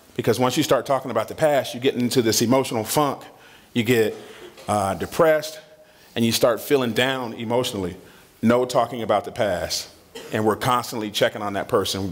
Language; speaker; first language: English; native; English